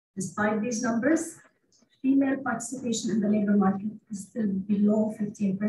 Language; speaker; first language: English; non-native, fluent; Arabic